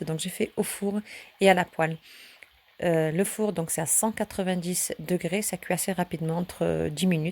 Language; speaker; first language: French; early bilingual, other home language; Turkish